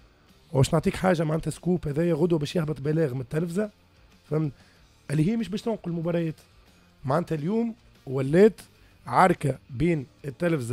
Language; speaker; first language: Arabic; native; Arabic